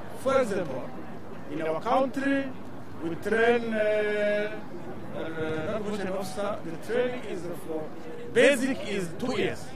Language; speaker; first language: English; non-native, learner; Rundi